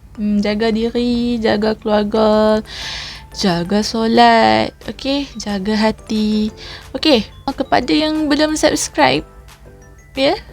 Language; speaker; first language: Malay; native; Malay